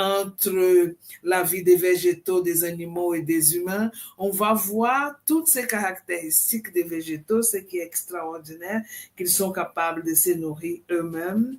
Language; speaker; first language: French; non-native, fluent; Portuguese